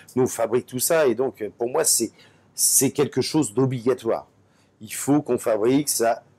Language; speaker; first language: French; native; French